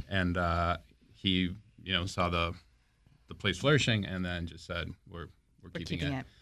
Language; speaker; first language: English; early bilingual, other home language; Spanish